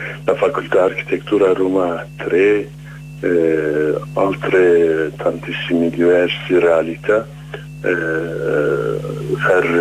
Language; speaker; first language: Italian; non-native, learner; Kurdish